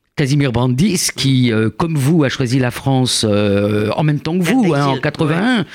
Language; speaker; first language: French; native; French